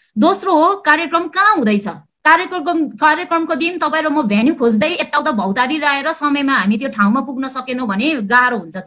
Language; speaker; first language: Nepali; native; Nepali